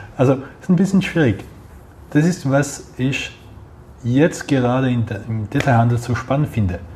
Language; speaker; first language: German; non-native, local second language; French